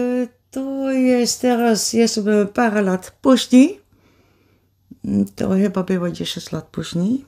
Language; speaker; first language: Polish; early bilingual, heritage; Polish